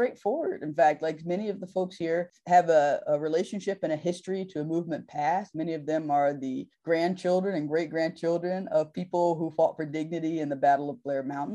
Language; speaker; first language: English; native; English